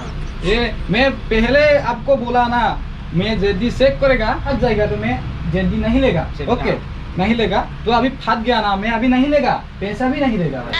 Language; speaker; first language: Hindi; non-native, local second language; Assamese